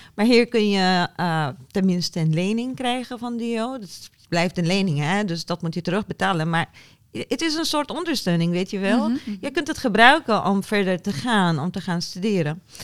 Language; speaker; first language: Dutch; non-native, fluent; Arabic